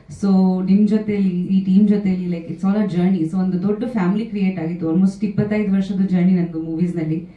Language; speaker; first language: Kannada; non-native, fluent; Bangla